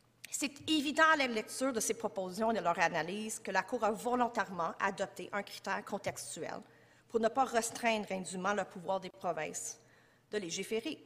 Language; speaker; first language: French; native; French